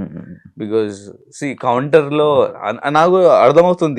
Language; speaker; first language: Telugu; non-native, learner; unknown